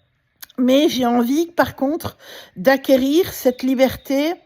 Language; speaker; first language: French; native; French